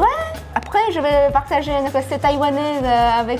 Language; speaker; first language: French; non-native, fluent; Chinese